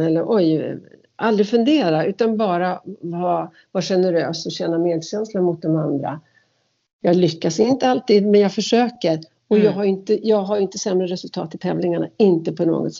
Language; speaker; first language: Swedish; native; Swedish